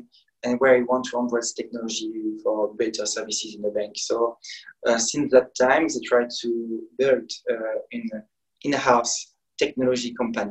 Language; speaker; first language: English; non-native, fluent; French